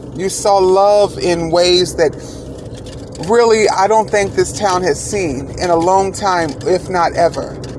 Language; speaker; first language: English; native; English